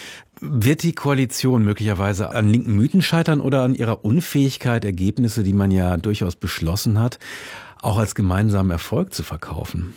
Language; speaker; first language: German; native; German